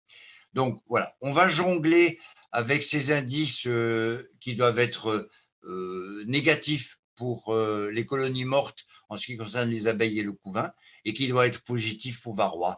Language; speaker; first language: French; native; French